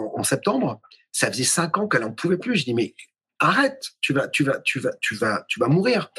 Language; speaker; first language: French; native; French